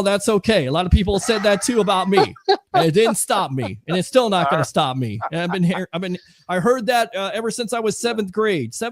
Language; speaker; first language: English; native; English